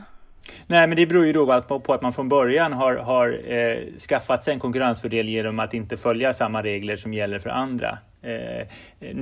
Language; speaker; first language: Swedish; native; Swedish